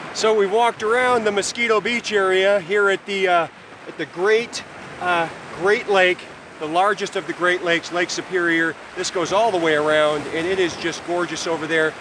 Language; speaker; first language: English; native; English